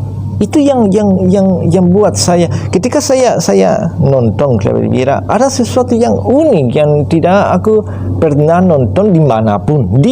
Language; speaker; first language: Indonesian; non-native, fluent; Spanish